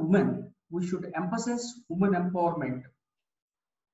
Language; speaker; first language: English; non-native, local second language; Telugu